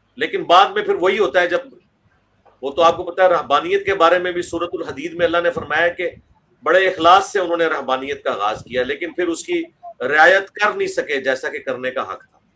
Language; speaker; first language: Urdu; non-native, local second language; Punjabi